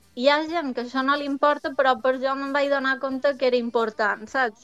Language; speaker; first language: Catalan; native; Catalan